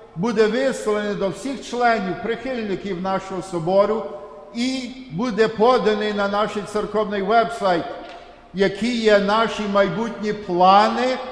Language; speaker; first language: Ukrainian; early bilingual, heritage; Ukrainian